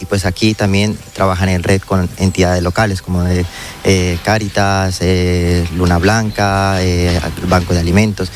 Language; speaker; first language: Spanish; native; Spanish